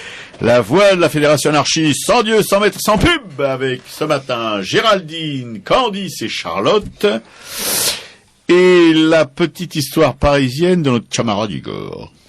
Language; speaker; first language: French; native; French